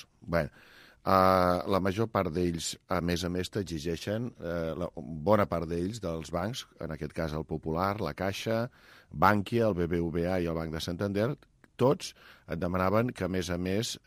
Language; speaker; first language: Catalan; native; Catalan